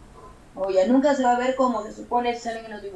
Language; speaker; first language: Spanish; native; Spanish